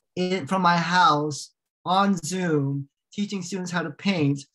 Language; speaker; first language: English; native; English